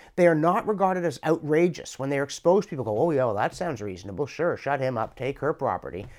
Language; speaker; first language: English; native; English